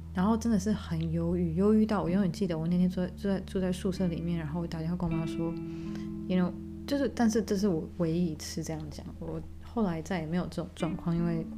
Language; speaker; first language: Chinese; early bilingual, other home language; English